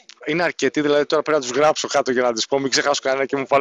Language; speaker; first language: Greek; native; Greek